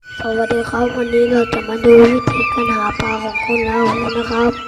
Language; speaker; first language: Thai; non-native, local second language; Lahu